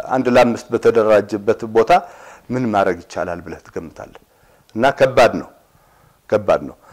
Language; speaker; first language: Amharic; non-native, local second language; Tigrinya